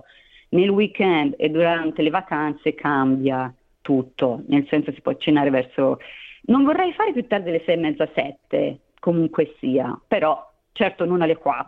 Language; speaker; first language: Italian; native; Italian